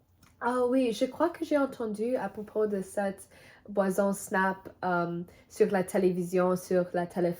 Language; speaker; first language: French; non-native, learner; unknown